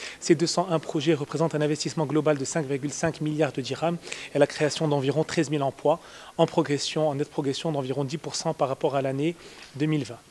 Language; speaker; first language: French; non-native, local second language; Arabic